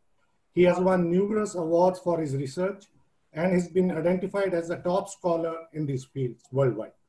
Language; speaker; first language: English; native; English